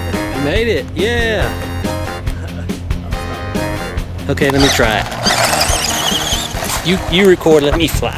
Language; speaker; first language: English; native; English